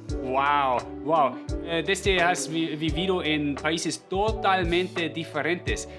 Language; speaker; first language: Spanish; non-native, fluent; German